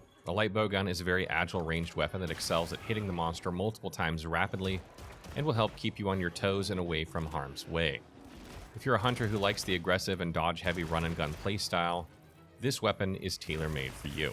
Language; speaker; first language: English; native; English